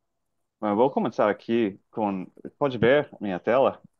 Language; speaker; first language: Portuguese; non-native, fluent; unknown